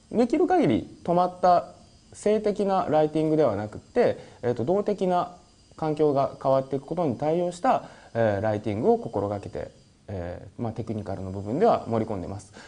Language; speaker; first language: Japanese; native; Japanese